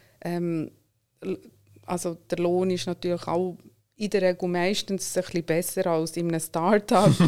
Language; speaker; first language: German; early bilingual, other home language; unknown